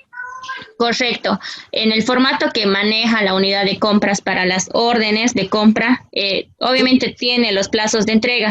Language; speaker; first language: Spanish; native; Spanish